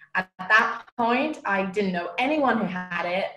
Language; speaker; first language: English; non-native, fluent; Romanian